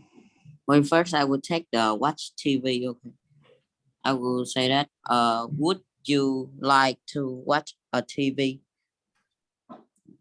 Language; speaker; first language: English; non-native, learner; Vietnamese